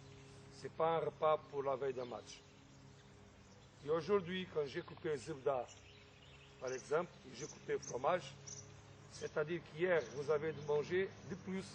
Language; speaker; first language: French; non-native, fluent; Portuguese